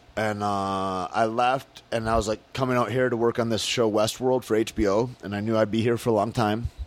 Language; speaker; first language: English; native; English